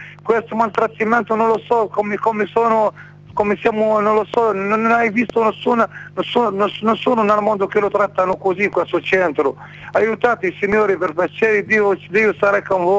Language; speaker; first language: Italian; non-native, learner; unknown